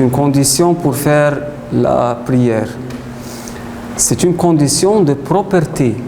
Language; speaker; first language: French; non-native, fluent; Arabic